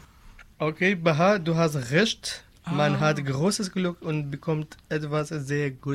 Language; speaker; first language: German; non-native, learner; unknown